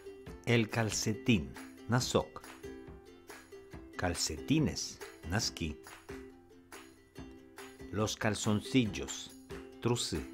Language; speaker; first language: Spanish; non-native, fluent; Russian